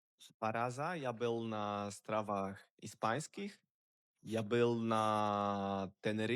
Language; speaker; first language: Russian; non-native, learner; Polish